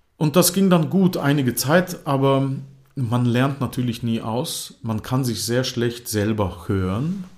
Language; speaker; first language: German; non-native, fluent; Croatian